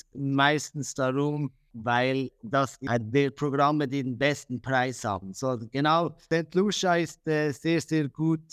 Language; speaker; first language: German; native; German